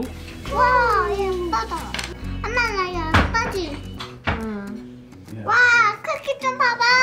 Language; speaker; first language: Korean; early bilingual, heritage; Korean